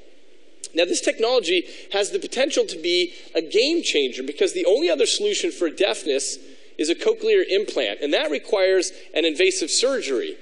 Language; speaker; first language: English; native; English